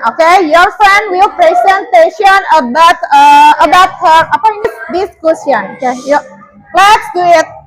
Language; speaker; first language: English; non-native, learner; Indonesian